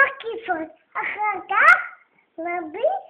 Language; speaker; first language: Hebrew; early bilingual, other home language; Russian